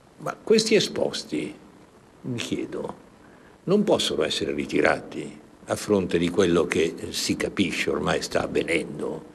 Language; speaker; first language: Italian; native; Italian